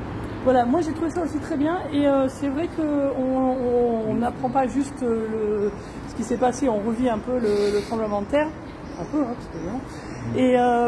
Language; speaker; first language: French; native; French